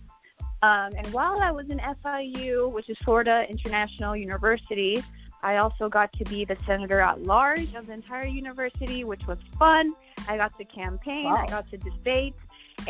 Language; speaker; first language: English; native; English